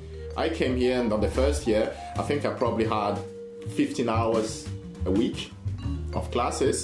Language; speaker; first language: English; non-native, fluent; French